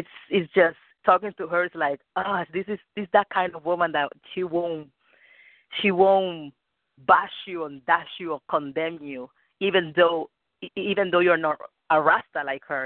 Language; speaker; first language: English; non-native, fluent; Spanish